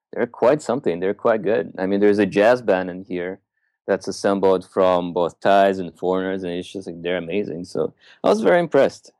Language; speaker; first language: English; early bilingual, other home language; Russian